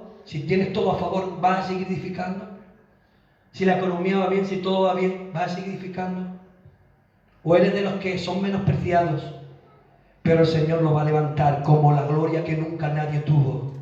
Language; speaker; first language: Spanish; native; Spanish